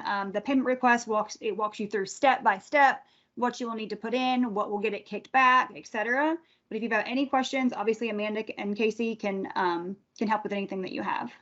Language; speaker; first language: English; native; English